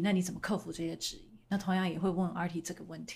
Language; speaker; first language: Chinese; native; Chinese